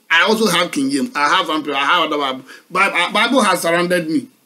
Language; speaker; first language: English; non-native, local second language; Akan